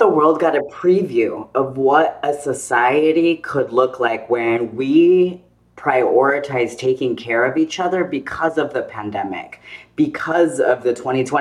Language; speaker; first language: English; native; English